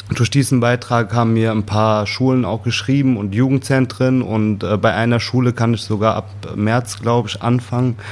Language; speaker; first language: German; early bilingual, other home language; Arabic